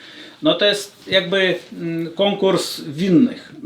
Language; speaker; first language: Polish; non-native, learner; Lithuanian